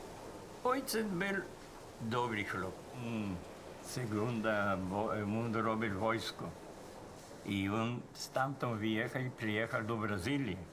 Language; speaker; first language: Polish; early bilingual, heritage; Polish